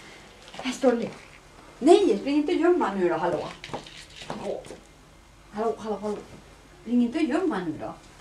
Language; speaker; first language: Swedish; native; Swedish